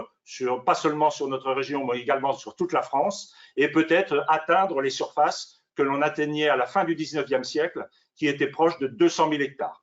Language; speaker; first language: French; native; French